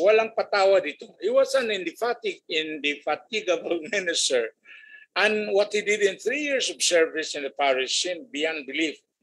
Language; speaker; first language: English; non-native, local second language; Filipino